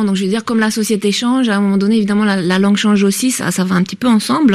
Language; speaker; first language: French; native; French